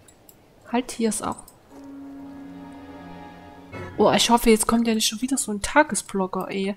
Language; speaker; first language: German; native; German